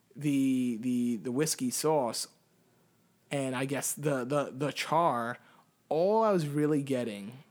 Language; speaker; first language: English; early bilingual, heritage; Spanish